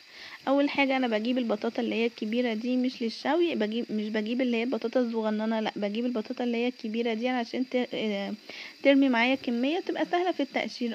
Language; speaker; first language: Arabic; native; Arabic